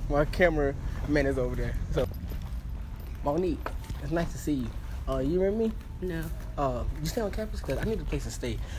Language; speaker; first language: English; native; English